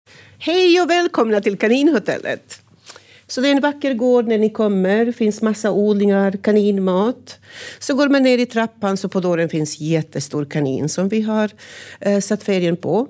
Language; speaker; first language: Swedish; non-native, fluent; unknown